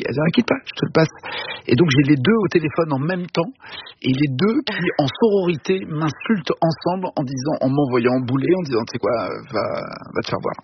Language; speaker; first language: French; native; French